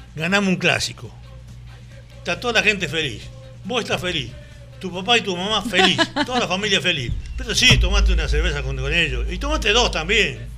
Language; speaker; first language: Spanish; native; Spanish